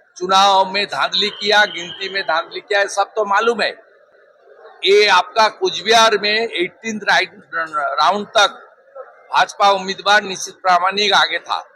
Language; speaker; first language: Hindi; non-native, local second language; Bangla